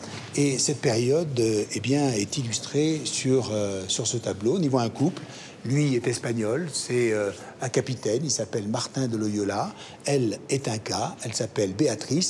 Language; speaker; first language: French; native; French